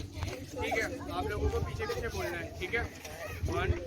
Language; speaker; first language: Hindi; native; Hindi